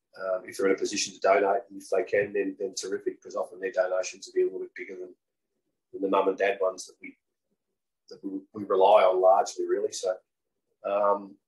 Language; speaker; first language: English; native; English